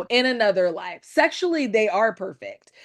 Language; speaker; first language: English; native; English